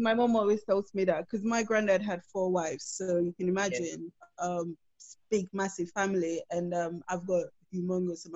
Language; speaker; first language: English; non-native, local second language; Krio